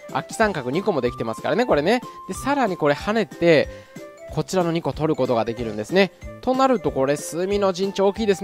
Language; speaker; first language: Japanese; native; Japanese